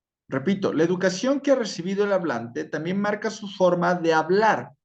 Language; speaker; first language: Spanish; native; Spanish